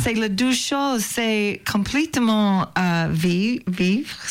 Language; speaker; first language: French; non-native, learner; English